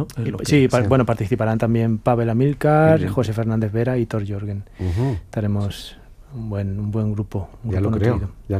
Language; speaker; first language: Spanish; native; Spanish